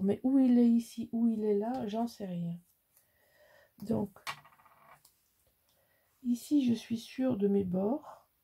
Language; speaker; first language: French; native; French